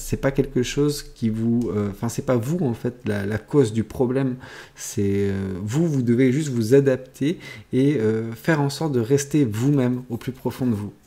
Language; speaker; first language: French; native; French